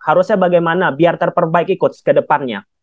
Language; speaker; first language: Indonesian; native; Indonesian